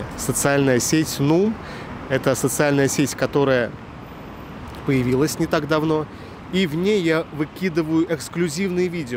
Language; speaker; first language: Russian; native; Russian